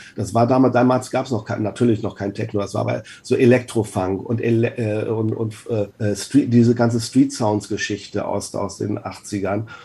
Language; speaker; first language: German; native; German